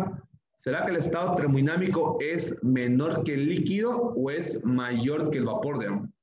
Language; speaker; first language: Spanish; native; Spanish